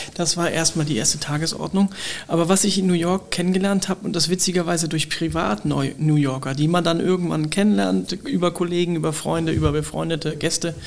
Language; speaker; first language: German; native; German